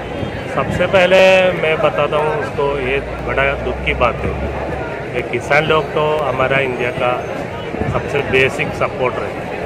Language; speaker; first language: Hindi; non-native, local second language; Malayalam